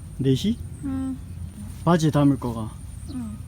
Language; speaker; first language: Korean; native; Korean